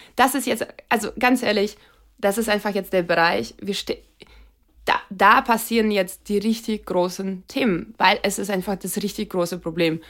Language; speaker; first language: German; non-native, fluent; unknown